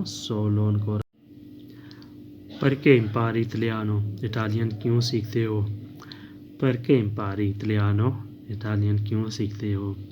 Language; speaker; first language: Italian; non-native, learner; Urdu